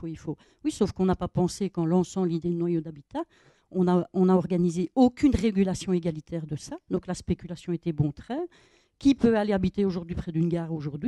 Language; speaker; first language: French; native; French